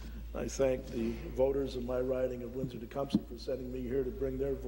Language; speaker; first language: English; native; English